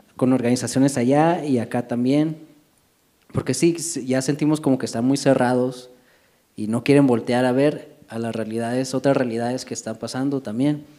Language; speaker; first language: Spanish; early bilingual, heritage; Spanish